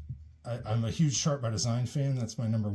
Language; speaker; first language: English; native; English